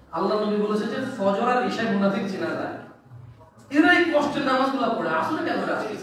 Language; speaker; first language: Bangla; native; Bangla